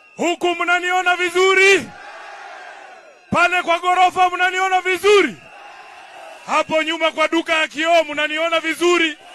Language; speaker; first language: Swahili; non-native, local second language; Luyia